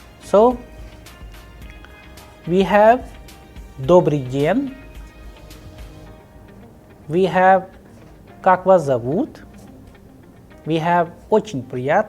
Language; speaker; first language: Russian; non-native, fluent; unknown